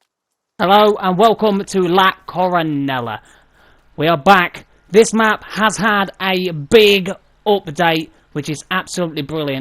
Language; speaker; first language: English; native; English